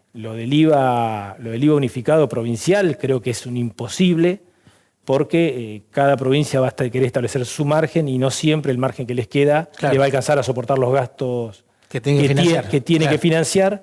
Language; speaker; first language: Spanish; native; Spanish